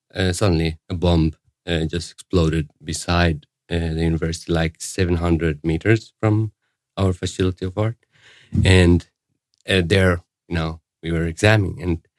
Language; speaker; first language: English; non-native, fluent; Arabic